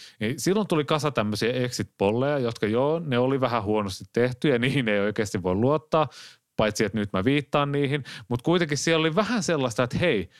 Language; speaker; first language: Finnish; native; Finnish